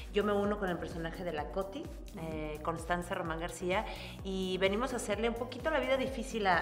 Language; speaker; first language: Spanish; native; Spanish